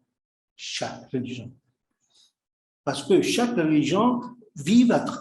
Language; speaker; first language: French; non-native, fluent; Italian